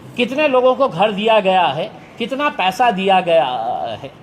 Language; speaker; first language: Hindi; non-native, local second language; Marathi